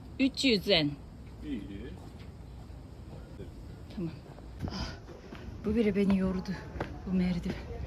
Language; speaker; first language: Turkish; non-native, fluent; Japanese